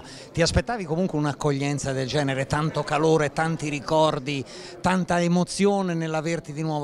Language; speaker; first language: Italian; native; Italian